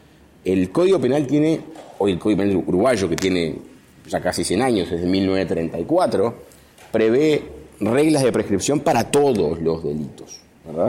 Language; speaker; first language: Spanish; native; Spanish